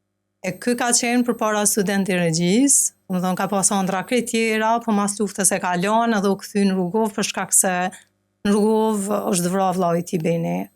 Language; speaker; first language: Albanian; native; Albanian